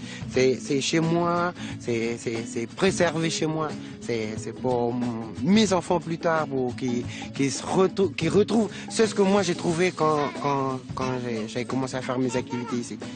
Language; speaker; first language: French; non-native, local second language; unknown